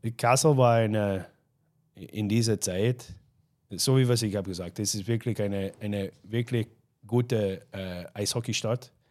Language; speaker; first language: German; non-native, fluent; English